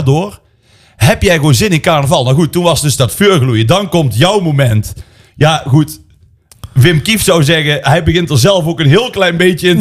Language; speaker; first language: Dutch; native; Dutch